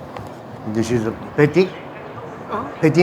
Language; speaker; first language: English; non-native, learner; Japanese